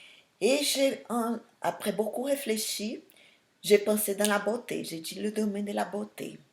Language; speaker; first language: French; non-native, fluent; Portuguese